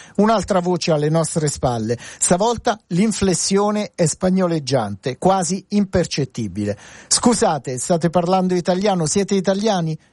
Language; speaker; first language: Italian; native; Italian